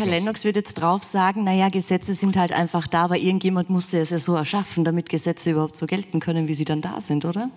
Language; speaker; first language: German; native; German